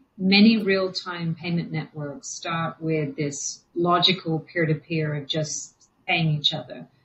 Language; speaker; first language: English; native; English